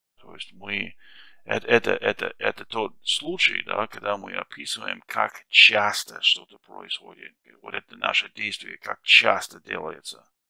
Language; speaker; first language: Russian; non-native, fluent; English